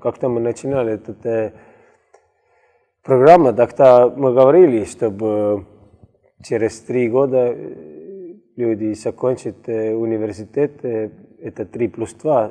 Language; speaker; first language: Russian; non-native, learner; Estonian